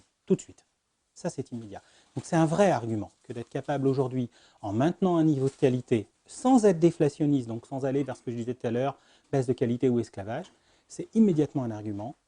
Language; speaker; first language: French; native; French